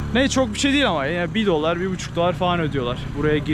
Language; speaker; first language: Turkish; native; Turkish